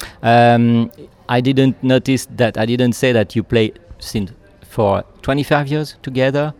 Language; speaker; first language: English; non-native, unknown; French